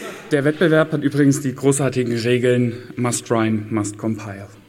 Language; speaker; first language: German; native; German